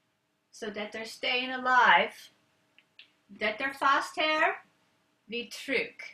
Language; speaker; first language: Swedish; non-native, learner; English